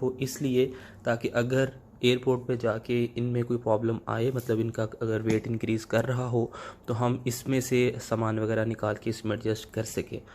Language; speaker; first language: Urdu; non-native, local second language; Punjabi